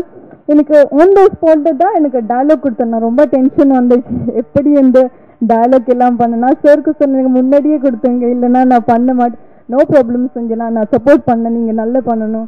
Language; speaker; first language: Tamil; non-native, learner; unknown